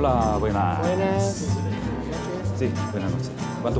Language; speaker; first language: Spanish; non-native, learner; Korean